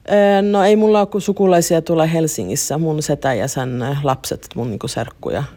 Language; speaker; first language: Finnish; early bilingual, heritage; Finnish